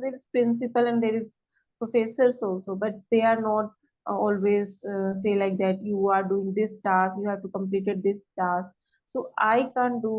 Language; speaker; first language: English; non-native, learner; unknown